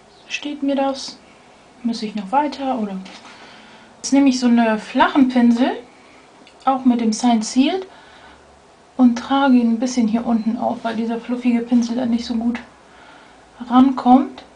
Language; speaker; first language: German; native; German